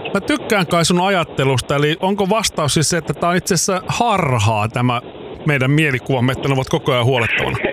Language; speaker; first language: Finnish; native; Finnish